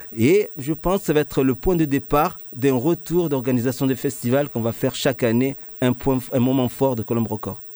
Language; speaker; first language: French; early bilingual, other home language; Ngazidja Comorian